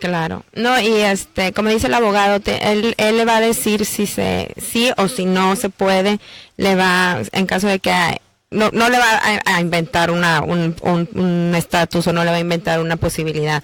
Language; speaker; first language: Spanish; native; Spanish